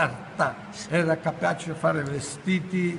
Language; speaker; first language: Italian; non-native, fluent; Ladino